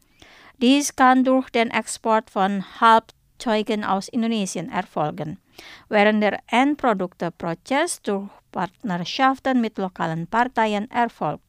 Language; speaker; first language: German; non-native, fluent; Indonesian